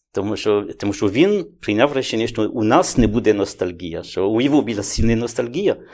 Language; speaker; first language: Ukrainian; non-native, learner; French